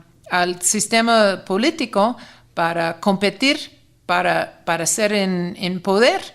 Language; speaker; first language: Spanish; non-native, fluent; English